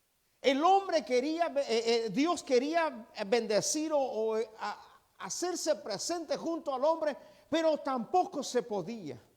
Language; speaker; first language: Spanish; native; Spanish